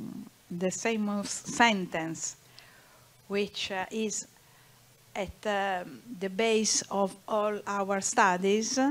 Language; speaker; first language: English; non-native, learner; Italian